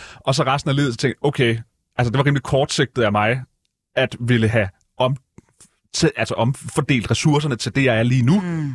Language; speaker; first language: Danish; native; Danish